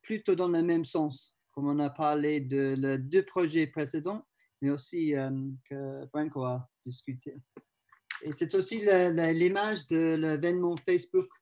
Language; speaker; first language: French; non-native, learner; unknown